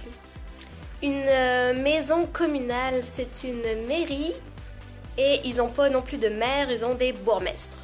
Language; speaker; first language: French; native; French